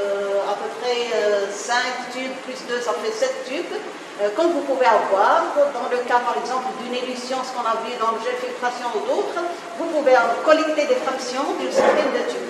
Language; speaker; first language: French; non-native, local second language; Arabic